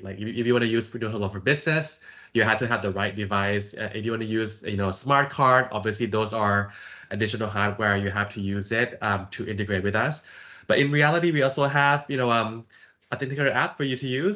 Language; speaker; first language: English; non-native, fluent; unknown